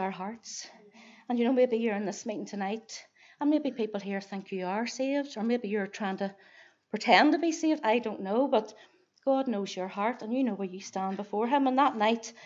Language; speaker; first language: English; native; English